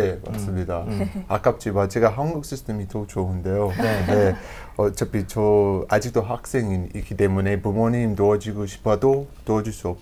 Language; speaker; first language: Korean; non-native, learner; English